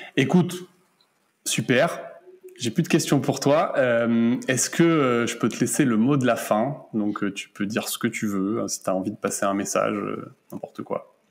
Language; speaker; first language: French; native; French